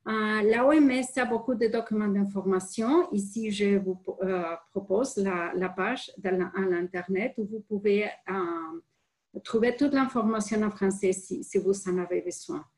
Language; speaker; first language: French; non-native, fluent; Spanish